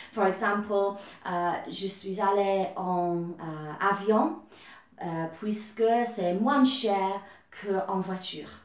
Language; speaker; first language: French; non-native, fluent; English